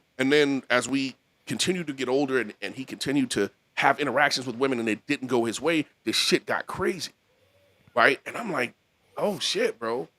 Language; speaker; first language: English; native; English